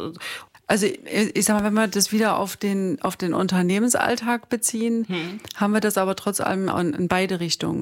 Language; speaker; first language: German; native; German